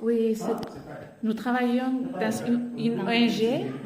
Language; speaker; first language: French; non-native, fluent; Spanish